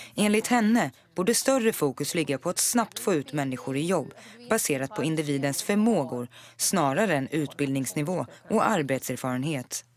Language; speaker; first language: Swedish; native; Swedish